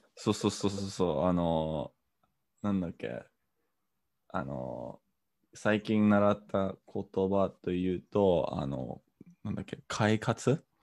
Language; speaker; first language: Japanese; non-native, fluent; English